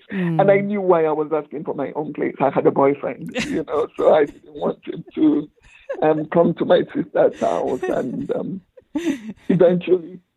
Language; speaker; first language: English; non-native, local second language; Igbo